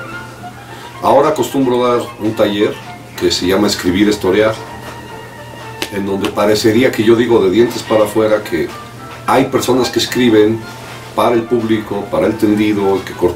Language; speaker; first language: Spanish; native; Spanish